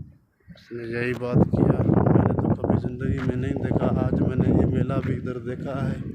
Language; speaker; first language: Hindi; non-native, local second language; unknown